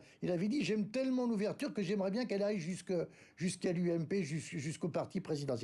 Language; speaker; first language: French; native; French